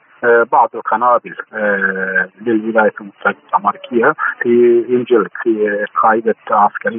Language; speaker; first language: Arabic; non-native, fluent; Turkish